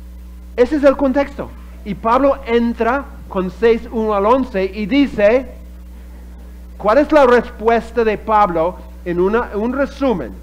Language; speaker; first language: Spanish; non-native, fluent; English